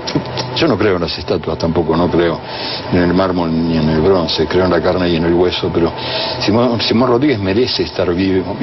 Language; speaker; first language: Spanish; native; Spanish